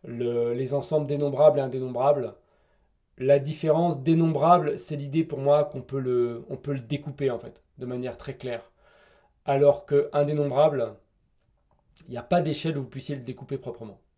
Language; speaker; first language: French; native; French